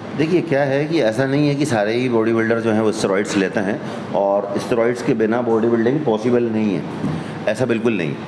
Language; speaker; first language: Hindi; native; Hindi